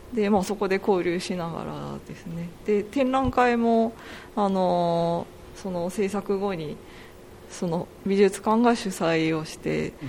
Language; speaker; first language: Japanese; native; Japanese